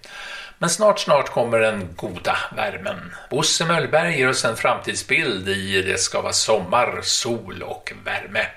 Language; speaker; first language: Swedish; native; Swedish